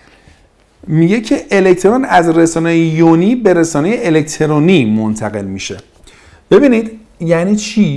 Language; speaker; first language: Persian; native; Persian